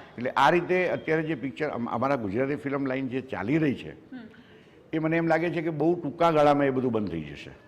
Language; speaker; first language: Gujarati; native; Gujarati